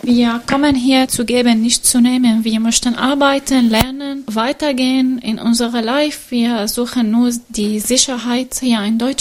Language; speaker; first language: German; non-native, learner; Arabic